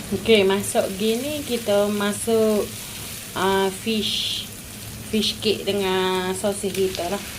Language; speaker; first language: Malay; native; Malay